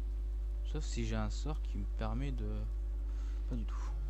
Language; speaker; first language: French; native; French